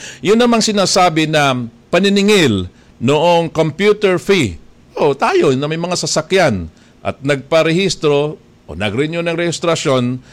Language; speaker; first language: Filipino; native; Filipino